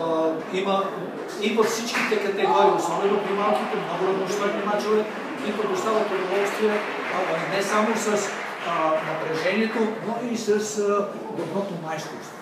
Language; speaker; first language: Bulgarian; native; Bulgarian